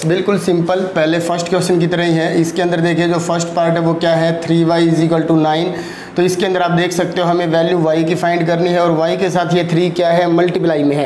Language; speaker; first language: Hindi; native; Hindi